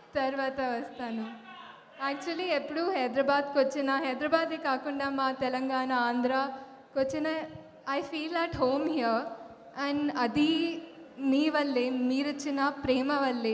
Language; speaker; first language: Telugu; non-native, fluent; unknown